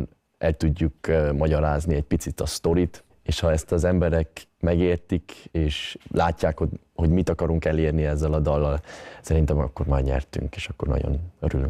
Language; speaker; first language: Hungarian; early bilingual, other home language; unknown